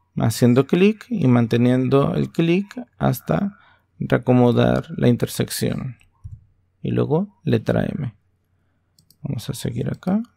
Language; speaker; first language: Spanish; native; Spanish